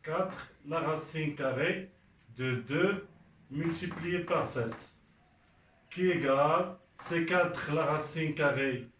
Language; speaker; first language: French; non-native, local second language; Arabic